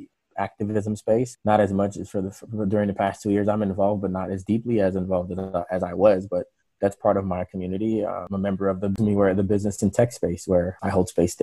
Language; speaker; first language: English; native; English